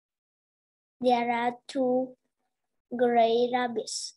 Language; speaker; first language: English; non-native, learner; Vietnamese